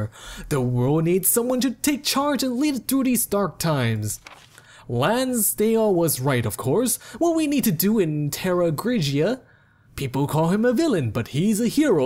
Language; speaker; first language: English; native; English